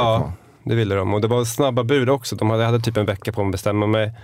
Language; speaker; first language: Swedish; native; Swedish